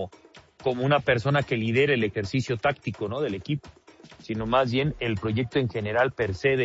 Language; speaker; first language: Spanish; native; Spanish